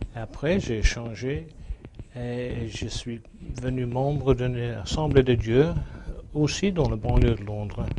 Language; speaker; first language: French; non-native, fluent; English